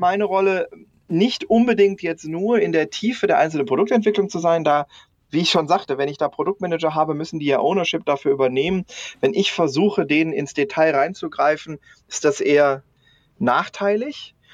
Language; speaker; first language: German; native; German